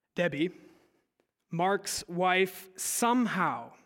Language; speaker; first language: English; native; English